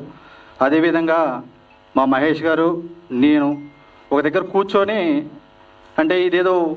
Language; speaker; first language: Telugu; native; Telugu